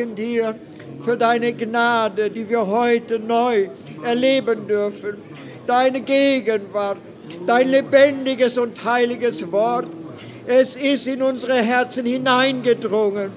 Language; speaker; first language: German; non-native, fluent; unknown